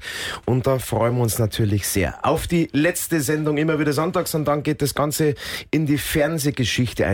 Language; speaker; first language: German; native; German